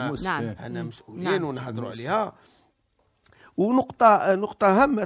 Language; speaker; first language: Arabic; native; Arabic